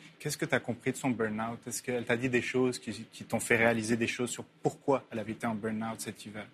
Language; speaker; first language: French; native; French